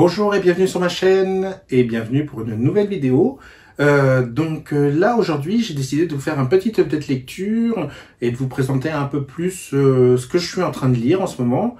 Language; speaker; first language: French; native; French